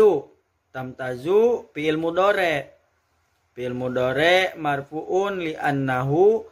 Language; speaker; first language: Arabic; non-native, learner; Indonesian